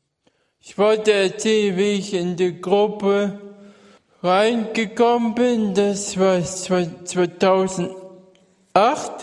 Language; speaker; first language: German; non-native, fluent; Russian